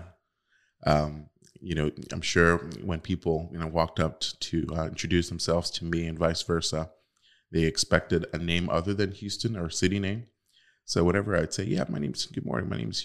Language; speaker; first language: English; native; English